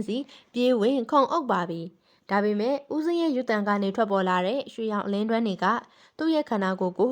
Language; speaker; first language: Burmese; native; Burmese